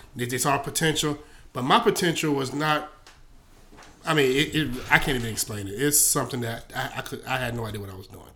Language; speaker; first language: English; native; English